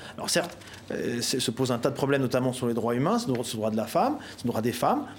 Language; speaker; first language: French; native; French